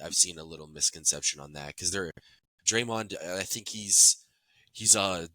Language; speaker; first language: English; native; English